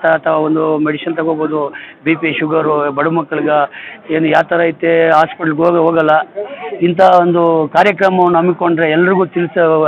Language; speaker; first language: Kannada; native; Kannada